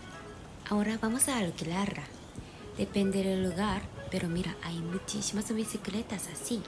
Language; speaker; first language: Spanish; non-native, fluent; Japanese